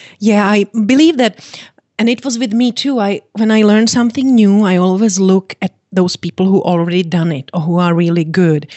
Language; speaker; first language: English; non-native, fluent; Czech